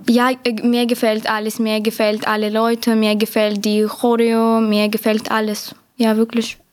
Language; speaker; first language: German; non-native, learner; Ukrainian